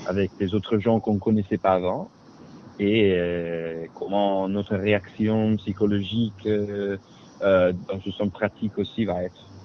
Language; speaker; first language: French; non-native, fluent; Italian